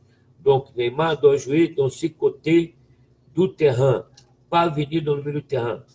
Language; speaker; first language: French; non-native, fluent; Portuguese